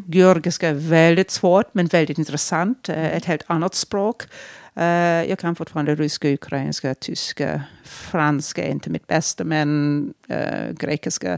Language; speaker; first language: Swedish; non-native, fluent; English